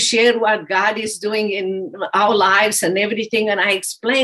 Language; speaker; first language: English; non-native, fluent; Romanian